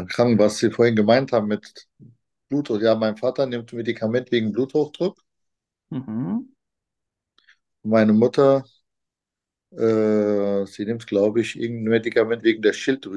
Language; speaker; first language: German; non-native, fluent; Turkish